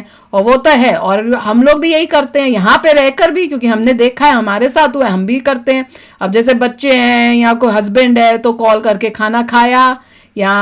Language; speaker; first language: Hindi; native; Hindi